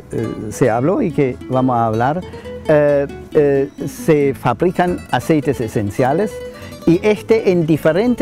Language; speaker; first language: Spanish; non-native, fluent; German